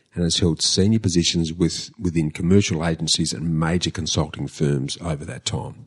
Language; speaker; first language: English; native; English